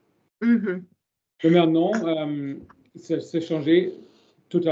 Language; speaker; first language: French; non-native, learner; German